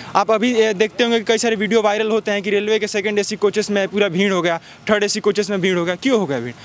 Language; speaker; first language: Hindi; native; Hindi